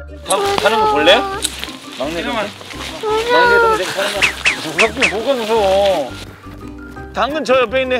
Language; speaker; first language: Korean; native; Korean